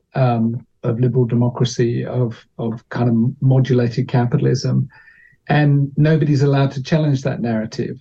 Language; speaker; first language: English; native; English